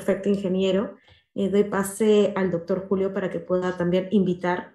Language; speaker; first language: Spanish; native; Spanish